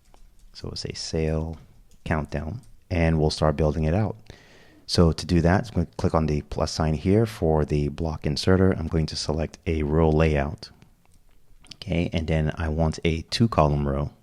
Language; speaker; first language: English; native; English